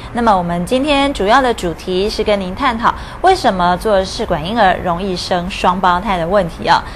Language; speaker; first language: Chinese; native; Chinese